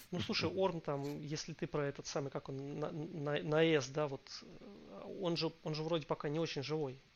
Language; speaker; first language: Russian; native; Russian